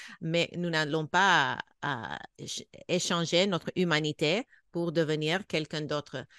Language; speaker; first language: French; non-native, fluent; English